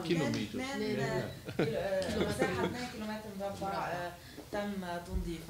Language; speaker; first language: Arabic; native; Arabic